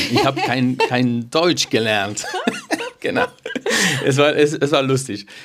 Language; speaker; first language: German; non-native, fluent; Spanish